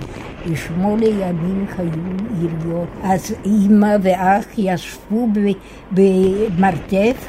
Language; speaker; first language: Hebrew; non-native, fluent; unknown